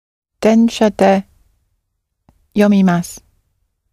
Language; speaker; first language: Japanese; non-native, learner; English